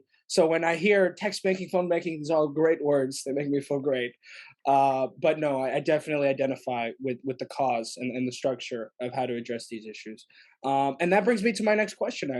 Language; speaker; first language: English; native; English